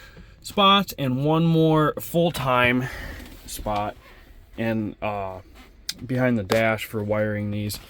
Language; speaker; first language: English; native; English